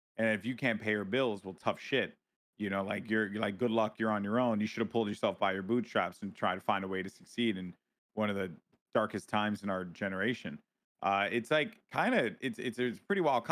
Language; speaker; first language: English; native; English